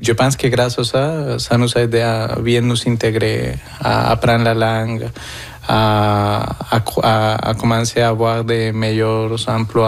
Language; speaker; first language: French; non-native, fluent; Spanish